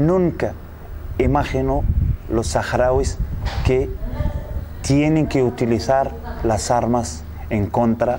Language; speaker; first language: Spanish; non-native, learner; Arabic